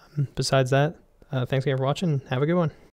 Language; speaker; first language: English; native; English